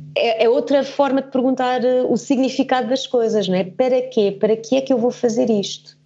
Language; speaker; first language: Portuguese; early bilingual, heritage; German